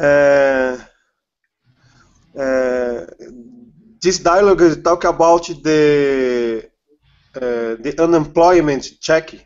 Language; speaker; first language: English; non-native, learner; Portuguese